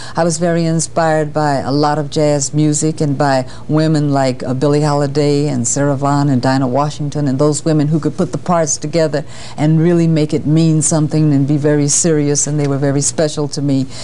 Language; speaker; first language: English; native; English